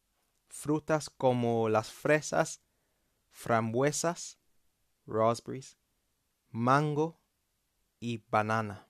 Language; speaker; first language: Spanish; non-native, fluent; English